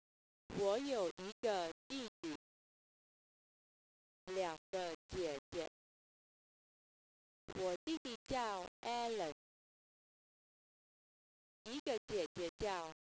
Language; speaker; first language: Chinese; non-native, learner; English